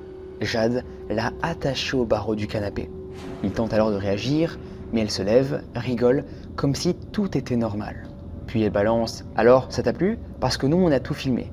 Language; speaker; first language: French; native; French